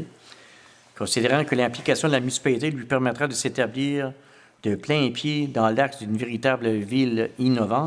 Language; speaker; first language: French; native; French